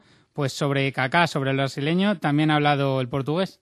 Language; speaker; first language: Spanish; native; Spanish